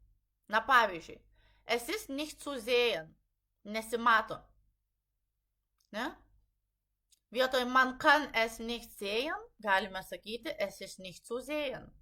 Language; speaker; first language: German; non-native, fluent; Lithuanian